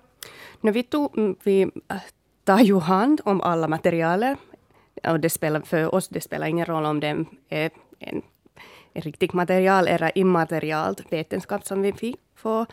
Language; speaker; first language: Swedish; non-native, local second language; Finnish